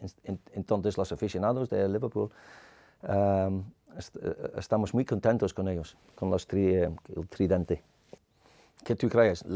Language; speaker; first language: Spanish; non-native, learner; English